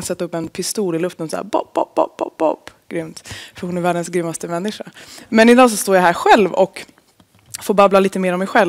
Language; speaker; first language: Swedish; native; Swedish